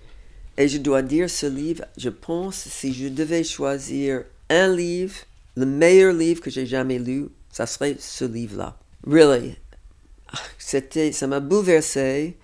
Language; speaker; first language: French; non-native, fluent; English